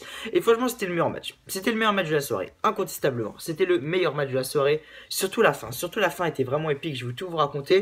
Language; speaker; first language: French; native; French